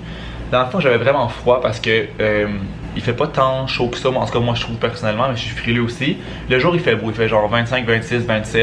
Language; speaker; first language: French; native; French